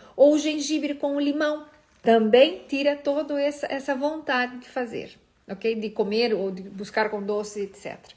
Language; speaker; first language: Portuguese; native; Portuguese